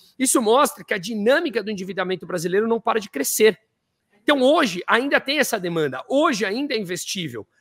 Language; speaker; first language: Portuguese; native; Portuguese